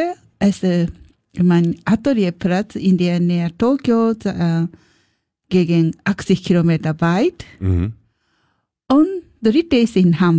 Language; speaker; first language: German; non-native, learner; Japanese